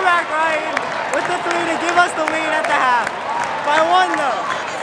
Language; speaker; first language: English; native; English